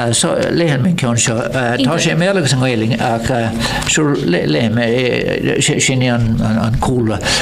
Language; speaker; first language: Irish; non-native, local second language; English